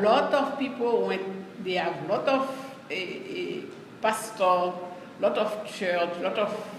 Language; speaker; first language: English; non-native, learner; Haitian Creole